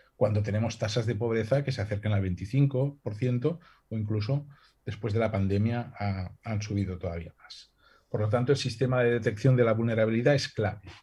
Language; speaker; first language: Spanish; non-native, local second language; Catalan